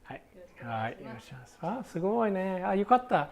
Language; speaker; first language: Japanese; non-native, learner; English